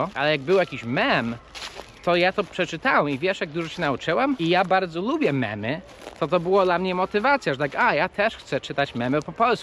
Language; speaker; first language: Polish; early bilingual, heritage; Polish